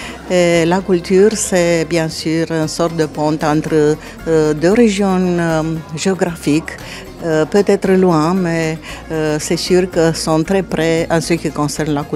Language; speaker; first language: French; non-native, fluent; Romanian